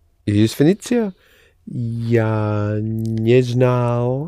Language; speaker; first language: Russian; non-native, learner; English